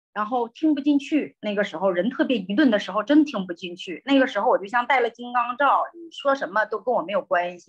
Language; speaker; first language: Chinese; native; Chinese